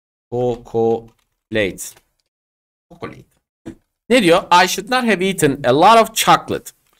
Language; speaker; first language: English; non-native, fluent; Turkish